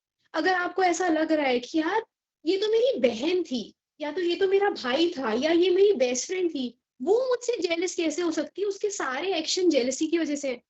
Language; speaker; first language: Hindi; native; Hindi